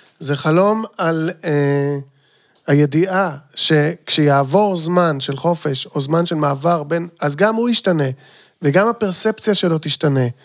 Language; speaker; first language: Hebrew; native; Hebrew